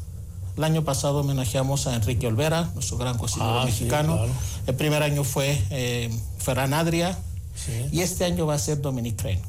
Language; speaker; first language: Spanish; non-native, fluent; Greek